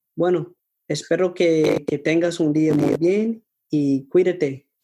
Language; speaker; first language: Spanish; non-native, learner; English